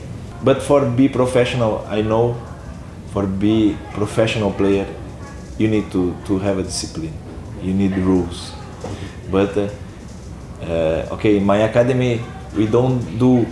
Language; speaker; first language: English; non-native, learner; Portuguese